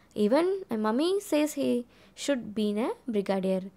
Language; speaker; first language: English; non-native, local second language; Tamil